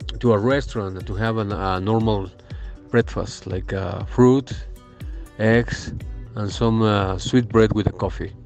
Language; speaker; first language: English; non-native, learner; Spanish